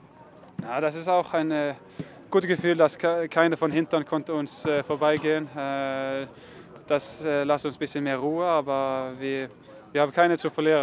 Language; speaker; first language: German; non-native, fluent; Norwegian